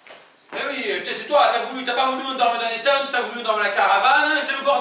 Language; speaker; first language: French; native; French